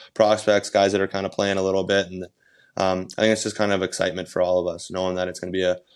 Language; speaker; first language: English; native; English